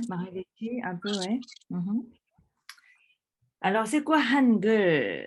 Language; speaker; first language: French; early bilingual, other home language; Korean